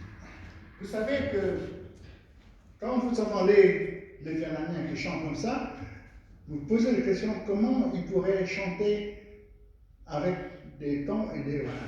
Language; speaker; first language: French; non-native, fluent; Vietnamese